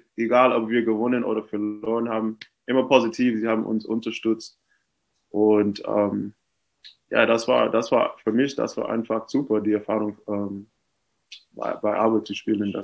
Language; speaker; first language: German; non-native, fluent; English